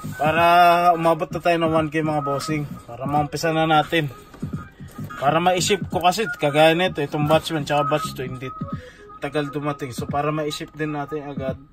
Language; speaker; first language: Filipino; native; Filipino